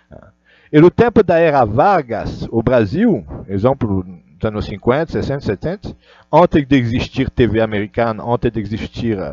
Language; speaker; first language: Portuguese; non-native, learner; Russian